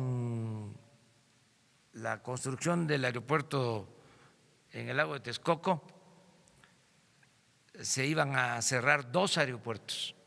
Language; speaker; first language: Spanish; native; Spanish